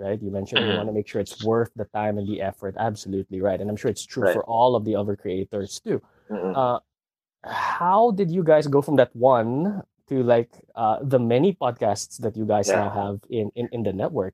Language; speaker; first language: English; non-native, local second language; Filipino